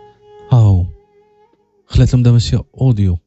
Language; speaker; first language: Arabic; native; Arabic